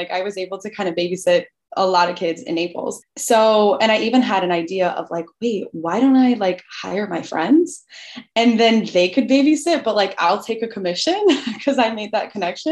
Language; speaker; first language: English; early bilingual, other home language; Albanian